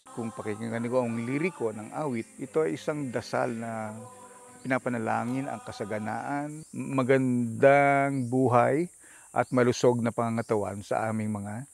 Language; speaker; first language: Filipino; native; Filipino